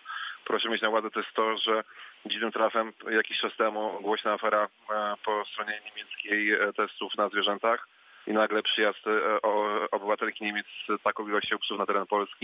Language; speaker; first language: Polish; native; Polish